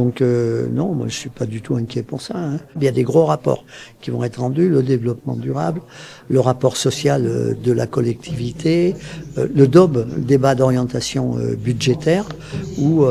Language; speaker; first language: French; native; French